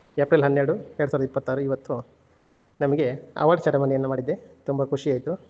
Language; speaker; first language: Kannada; native; Kannada